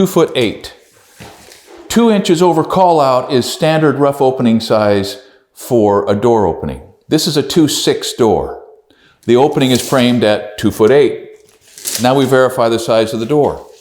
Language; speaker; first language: English; native; English